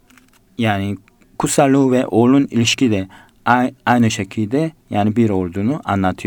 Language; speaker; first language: Turkish; non-native, fluent; Korean